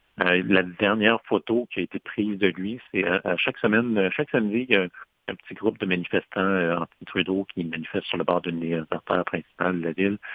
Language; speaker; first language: French; native; French